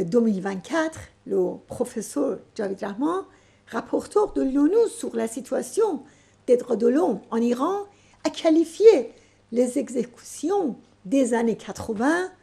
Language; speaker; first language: French; non-native, fluent; Persian